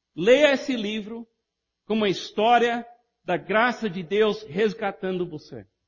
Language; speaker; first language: Portuguese; non-native, fluent; English